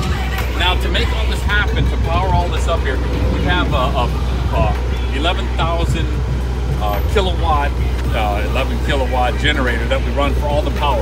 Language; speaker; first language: English; native; English